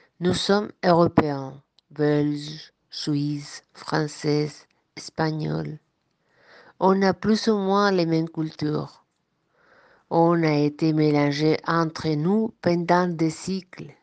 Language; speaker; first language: French; non-native, fluent; Spanish